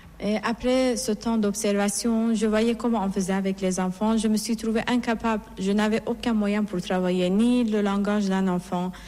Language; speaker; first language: French; non-native, fluent; Persian